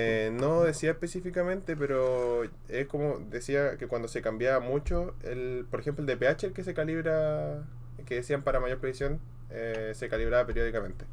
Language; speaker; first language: Spanish; native; Spanish